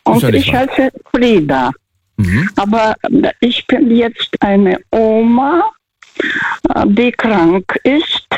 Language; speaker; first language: German; non-native, fluent; Russian